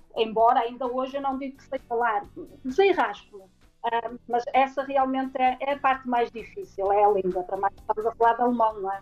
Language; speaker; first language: Portuguese; native; Portuguese